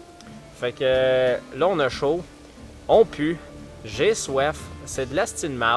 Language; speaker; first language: French; native; French